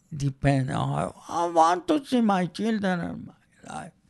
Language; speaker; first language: English; non-native, learner; Persian